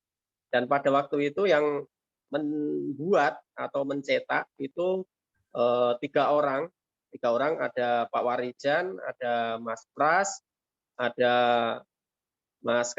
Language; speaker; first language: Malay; non-native, local second language; Javanese